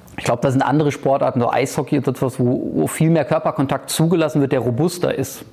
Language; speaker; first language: German; early bilingual, heritage; German